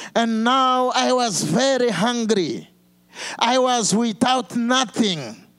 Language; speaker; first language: English; non-native, fluent; Portuguese